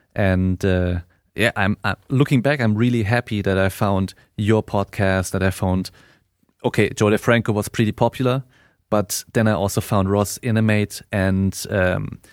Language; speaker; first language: English; non-native, fluent; German